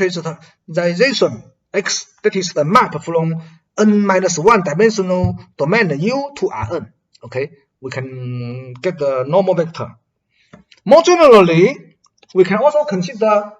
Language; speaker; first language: English; non-native, fluent; Chinese